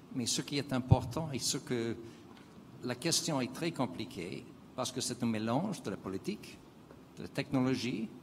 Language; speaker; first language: French; non-native, fluent; English